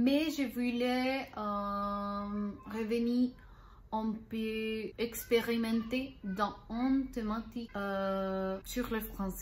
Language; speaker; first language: French; non-native, learner; Spanish